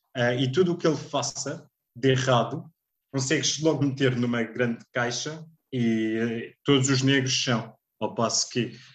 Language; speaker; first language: Portuguese; native; Portuguese